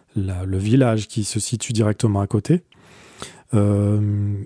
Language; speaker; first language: French; native; French